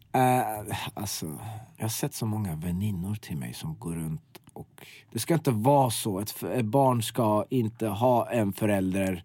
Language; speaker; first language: Swedish; early bilingual, other home language; Persian